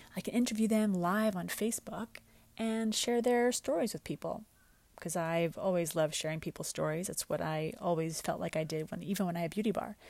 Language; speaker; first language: English; native; English